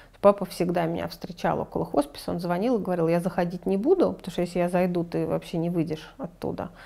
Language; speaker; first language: Russian; native; Russian